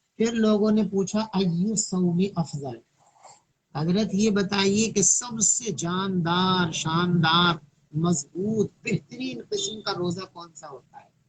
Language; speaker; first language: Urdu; native; Urdu